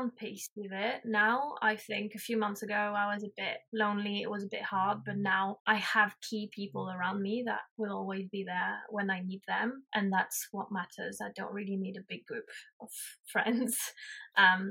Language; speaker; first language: English; non-native, fluent; French